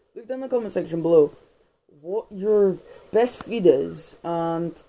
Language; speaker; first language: English; native; English